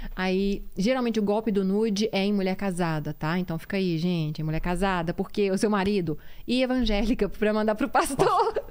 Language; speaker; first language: Portuguese; native; Portuguese